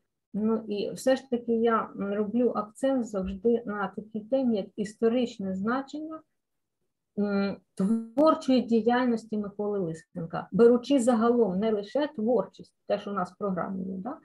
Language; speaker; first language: Ukrainian; native; Ukrainian